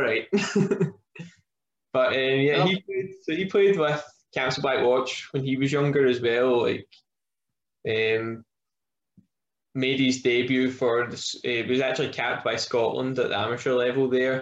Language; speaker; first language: English; native; English